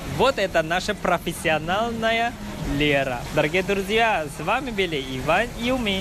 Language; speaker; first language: Russian; non-native, learner; Chinese